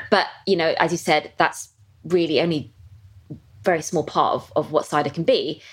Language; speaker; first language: English; native; English